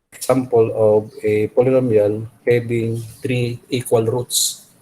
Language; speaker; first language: English; non-native, local second language; Filipino